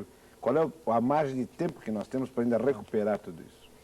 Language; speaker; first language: Portuguese; native; Portuguese